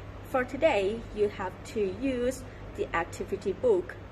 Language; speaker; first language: English; non-native, learner; Thai